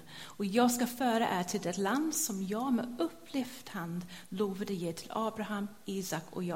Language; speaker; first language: Swedish; non-native, fluent; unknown